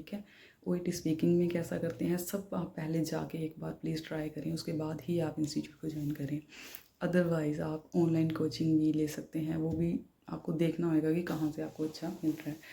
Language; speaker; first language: Hindi; non-native, local second language; Punjabi